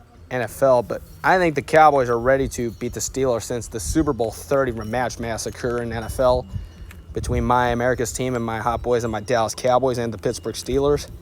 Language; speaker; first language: English; native; English